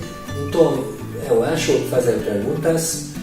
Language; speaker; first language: Portuguese; non-native, learner; Hungarian